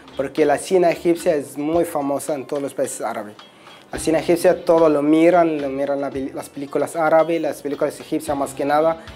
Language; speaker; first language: Spanish; non-native, fluent; Arabic